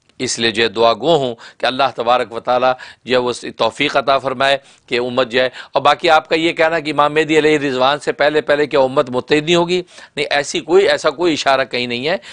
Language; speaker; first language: Urdu; non-native, local second language; Punjabi